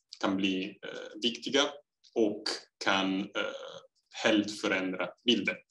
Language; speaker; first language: Swedish; non-native, fluent; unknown